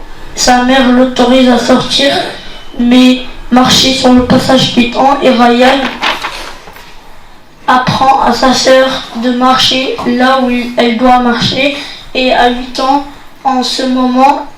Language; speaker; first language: French; native; French